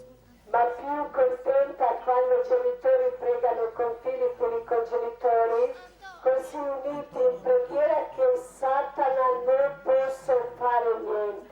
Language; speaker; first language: Italian; non-native, learner; Croatian